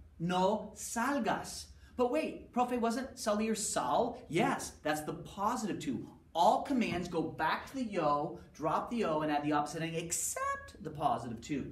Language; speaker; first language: English; native; English